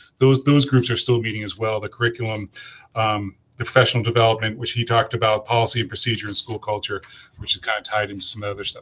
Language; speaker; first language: English; native; English